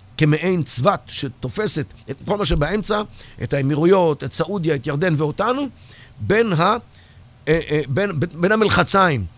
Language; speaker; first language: Hebrew; native; Hebrew